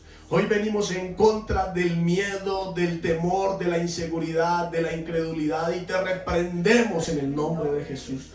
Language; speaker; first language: Spanish; native; Spanish